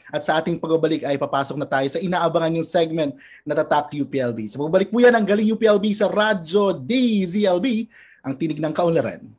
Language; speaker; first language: Filipino; native; Filipino